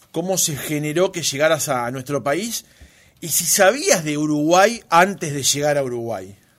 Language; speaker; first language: Spanish; native; Spanish